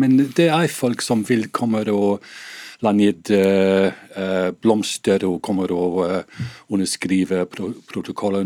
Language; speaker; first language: Norwegian; non-native, fluent; English